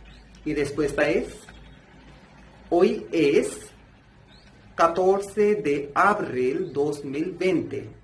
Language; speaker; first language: Spanish; non-native, fluent; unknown